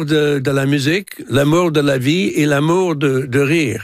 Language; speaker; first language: French; non-native, local second language; English